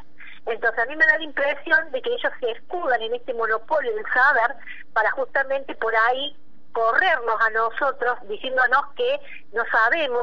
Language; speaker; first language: Spanish; native; Spanish